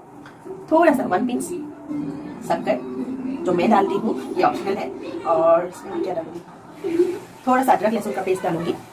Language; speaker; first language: Hindi; native; Hindi